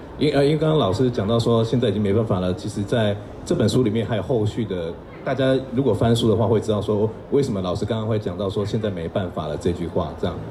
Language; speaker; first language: Chinese; native; Chinese